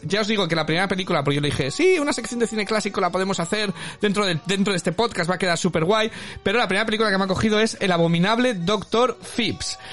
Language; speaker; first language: Spanish; native; Spanish